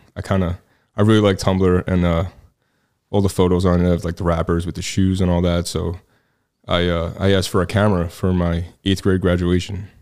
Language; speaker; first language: English; native; English